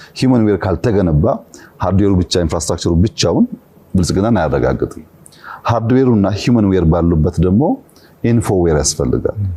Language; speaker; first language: Amharic; non-native, local second language; Oromo